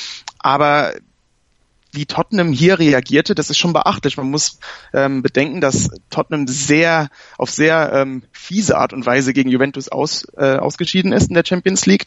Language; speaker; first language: German; native; German